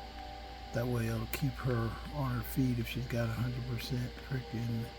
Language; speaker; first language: English; native; English